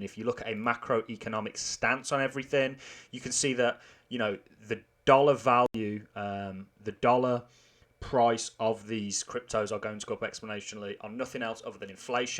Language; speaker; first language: English; native; English